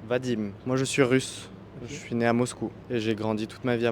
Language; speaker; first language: French; non-native, fluent; Russian